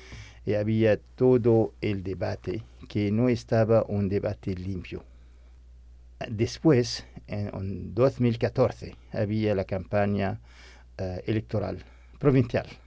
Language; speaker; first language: Spanish; non-native, fluent; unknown